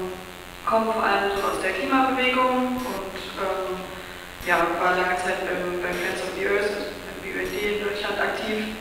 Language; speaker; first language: German; native; German